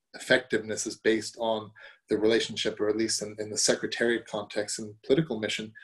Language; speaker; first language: English; early bilingual, other home language; German